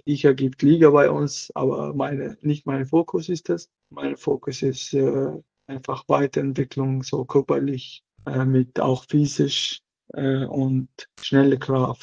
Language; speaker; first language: German; non-native, local second language; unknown